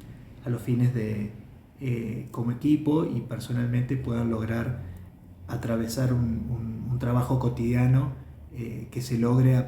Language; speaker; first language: Spanish; native; Spanish